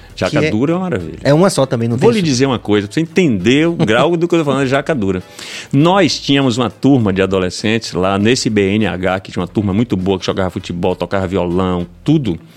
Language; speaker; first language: Portuguese; native; Portuguese